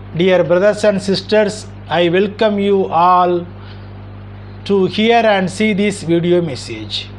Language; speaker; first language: English; non-native, local second language; Tamil